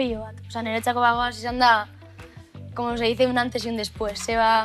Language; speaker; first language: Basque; non-native, local second language; Spanish